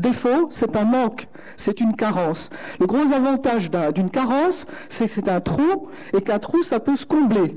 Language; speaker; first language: French; native; French